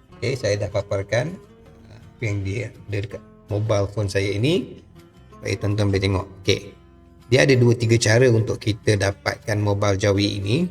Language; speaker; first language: Malay; native; Malay